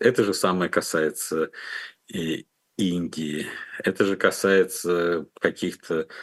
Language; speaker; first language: Russian; native; Russian